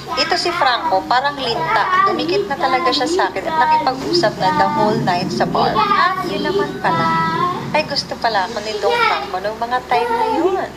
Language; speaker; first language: Filipino; non-native, local second language; Cebuano